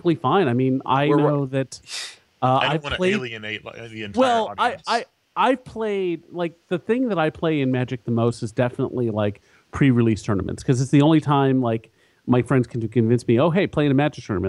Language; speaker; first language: English; native; English